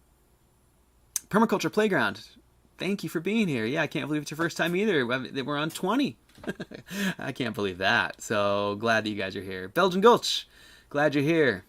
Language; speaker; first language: English; native; English